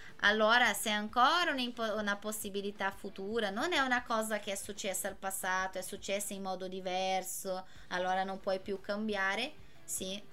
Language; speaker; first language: Italian; non-native, fluent; Portuguese